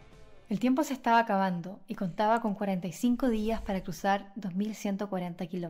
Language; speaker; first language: Spanish; native; Spanish